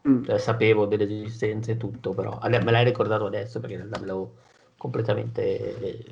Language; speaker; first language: Italian; native; Italian